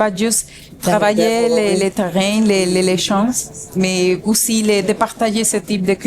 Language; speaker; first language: French; non-native, fluent; Spanish